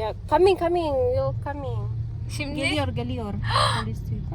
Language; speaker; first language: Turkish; non-native, learner; Indonesian